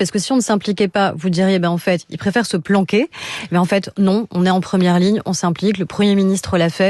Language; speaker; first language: French; native; French